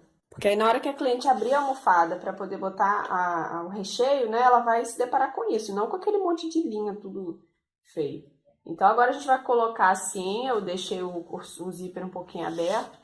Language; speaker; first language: Portuguese; native; Portuguese